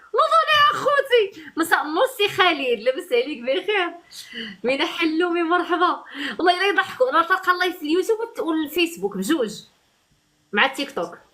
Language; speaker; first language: Arabic; native; Arabic